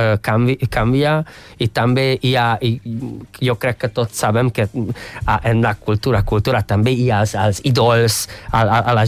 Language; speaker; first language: Catalan; non-native, fluent; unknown